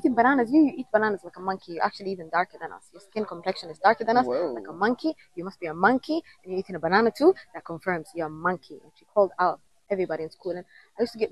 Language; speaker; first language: English; non-native, fluent; Somali